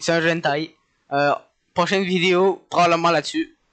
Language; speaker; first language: French; native; French